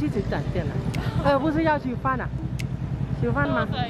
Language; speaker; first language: Chinese; non-native, learner; Thai